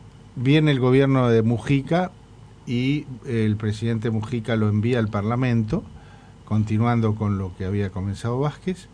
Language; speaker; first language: Spanish; native; Spanish